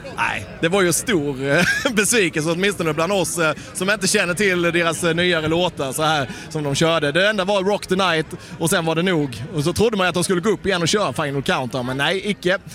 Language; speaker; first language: Swedish; native; Swedish